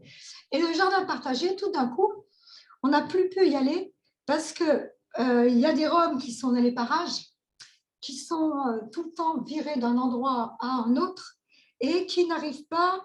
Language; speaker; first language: French; native; French